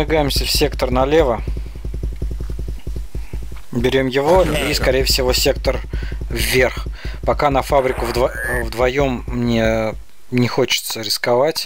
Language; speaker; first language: Russian; native; Russian